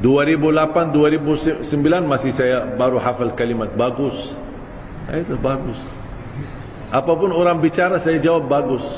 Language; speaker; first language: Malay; non-native, fluent; Arabic